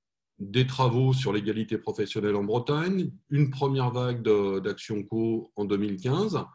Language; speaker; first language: French; native; French